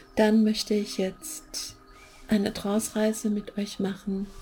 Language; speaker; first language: German; native; German